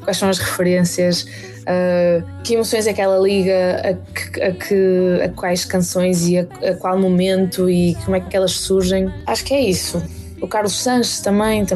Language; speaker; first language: Portuguese; native; Portuguese